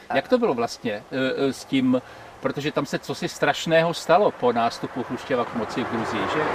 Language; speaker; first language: Czech; native; Czech